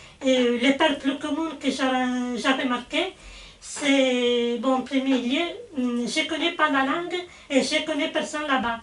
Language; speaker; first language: French; non-native, fluent; Italian